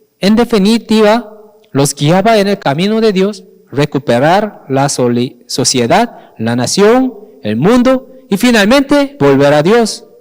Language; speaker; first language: Spanish; non-native, fluent; Korean